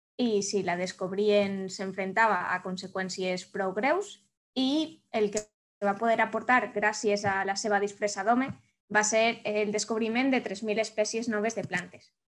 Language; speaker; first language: Catalan; native; Catalan